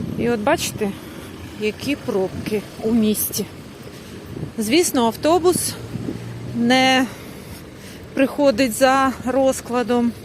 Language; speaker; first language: Ukrainian; non-native, local second language; Russian